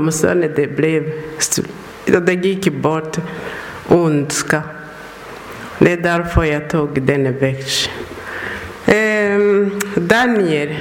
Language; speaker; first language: Swedish; non-native, learner; Persian